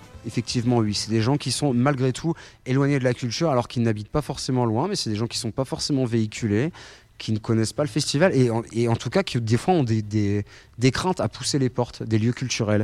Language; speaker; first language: French; native; French